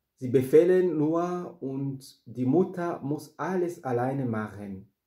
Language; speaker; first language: German; non-native, fluent; Rundi